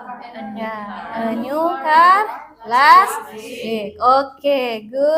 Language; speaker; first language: English; non-native, fluent; Indonesian